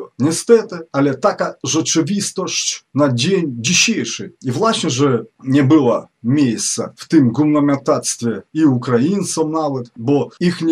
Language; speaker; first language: Polish; non-native, fluent; Ukrainian